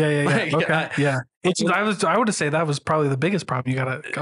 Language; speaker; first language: English; native; English